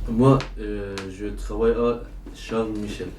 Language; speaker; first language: French; non-native, learner; Kurdish